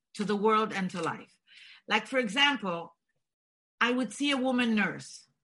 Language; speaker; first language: English; non-native, fluent; Bulgarian